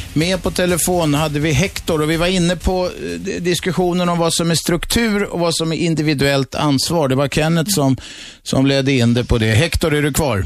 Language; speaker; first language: Swedish; native; Swedish